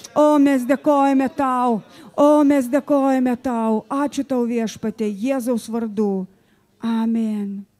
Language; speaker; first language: Lithuanian; non-native, local second language; Russian